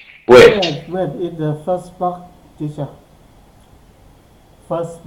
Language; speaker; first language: English; non-native, learner; Thai